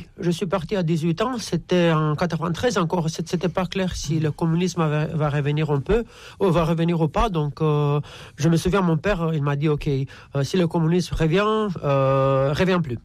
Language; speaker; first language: French; non-native, fluent; Romanian